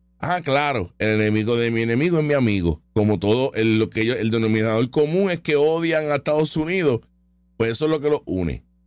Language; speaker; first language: Spanish; native; Spanish